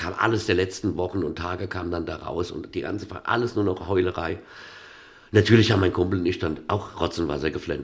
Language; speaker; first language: German; native; German